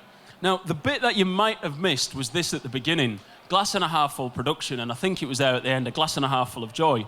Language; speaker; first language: English; native; English